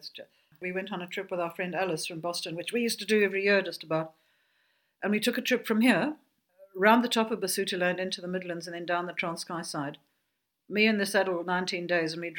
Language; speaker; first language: English; native; English